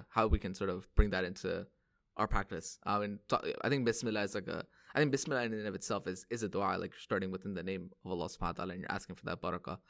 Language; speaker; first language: English; early bilingual, other home language; Hindi